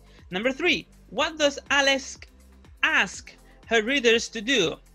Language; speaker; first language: English; non-native, fluent; Spanish